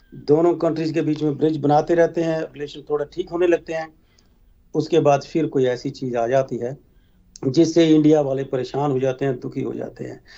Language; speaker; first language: Hindi; native; Hindi